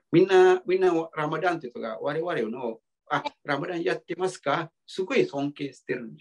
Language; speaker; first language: Japanese; non-native, fluent; Indonesian